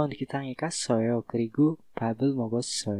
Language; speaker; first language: Korean; non-native, fluent; Indonesian